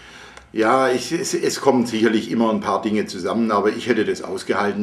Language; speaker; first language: German; native; German